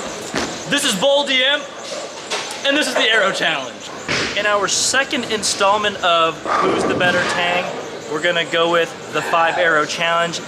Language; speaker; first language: English; native; English